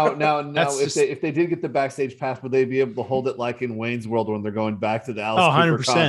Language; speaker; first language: English; native; English